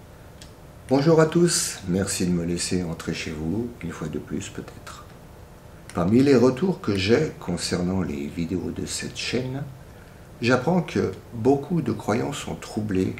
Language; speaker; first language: French; native; French